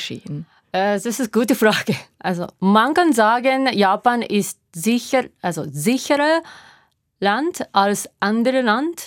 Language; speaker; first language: German; non-native, learner; Japanese